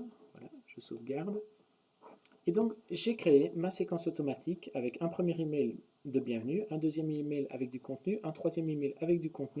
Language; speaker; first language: French; native; French